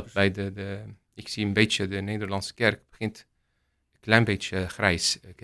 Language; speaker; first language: Dutch; non-native, learner; Arabic